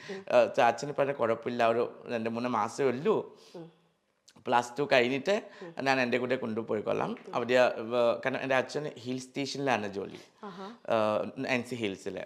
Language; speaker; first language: Malayalam; non-native, learner; Assamese